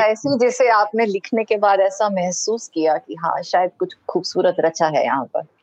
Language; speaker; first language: Hindi; native; Hindi